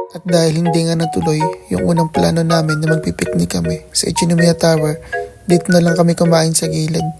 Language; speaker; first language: Filipino; native; Filipino